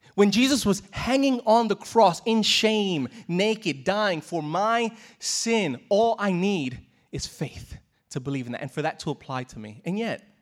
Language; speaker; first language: English; native; English